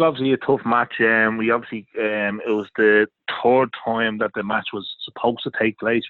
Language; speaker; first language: English; native; English